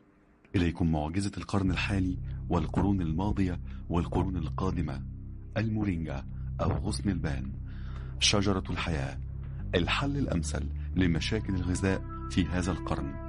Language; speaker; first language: Arabic; native; Arabic